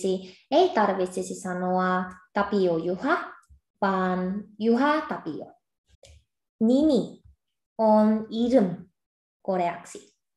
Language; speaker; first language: Finnish; non-native, fluent; Korean